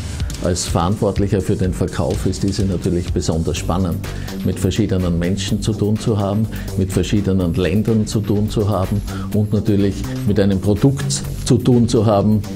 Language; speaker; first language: German; native; German